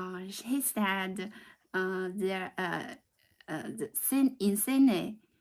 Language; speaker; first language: English; non-native, learner; Chinese